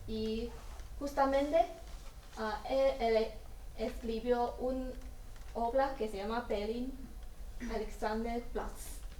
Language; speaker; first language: Spanish; non-native, learner; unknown